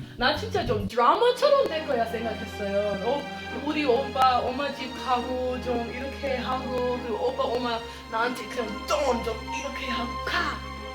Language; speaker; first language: Korean; non-native, learner; English